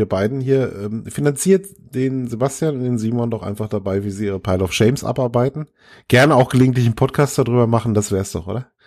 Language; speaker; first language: German; native; German